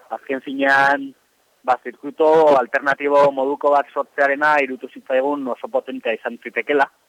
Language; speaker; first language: Basque; native; Basque